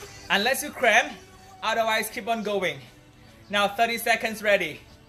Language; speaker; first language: English; non-native, local second language; Chinese